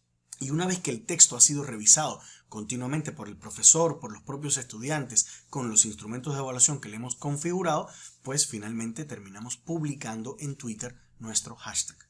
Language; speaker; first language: Spanish; native; Spanish